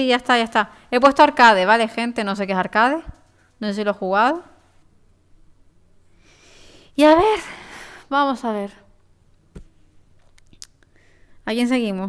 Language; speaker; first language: Spanish; native; Spanish